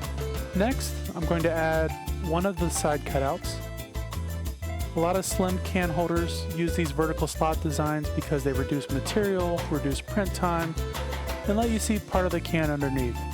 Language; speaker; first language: English; native; English